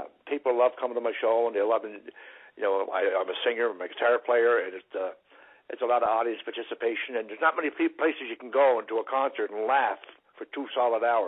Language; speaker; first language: English; native; English